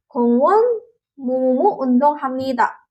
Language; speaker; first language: Korean; non-native, learner; Indonesian